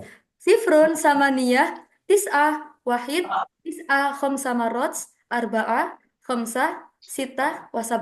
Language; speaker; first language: Arabic; non-native, fluent; Indonesian